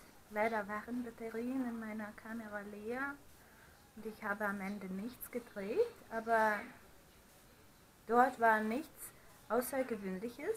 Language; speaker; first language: German; non-native, fluent; Russian